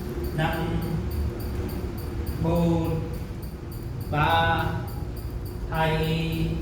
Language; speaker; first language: Vietnamese; non-native, learner; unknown